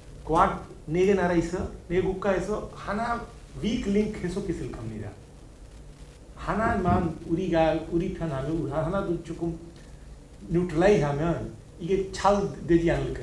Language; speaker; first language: Korean; non-native, learner; Hindi